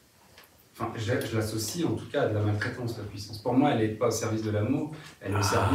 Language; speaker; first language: French; native; French